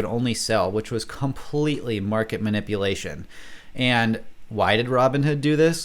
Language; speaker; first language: English; native; English